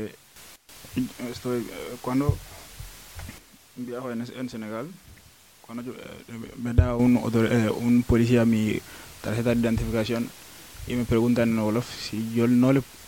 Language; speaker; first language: Spanish; non-native, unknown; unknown